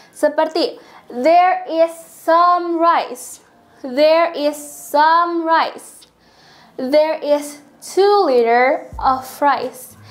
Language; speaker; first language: English; non-native, fluent; Indonesian